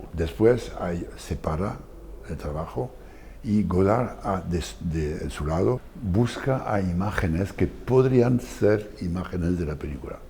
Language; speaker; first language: Spanish; non-native, fluent; French